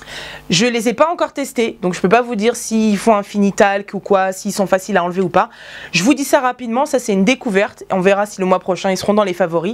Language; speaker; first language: French; native; French